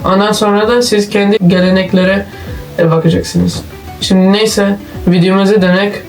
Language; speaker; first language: Turkish; non-native, fluent; Urdu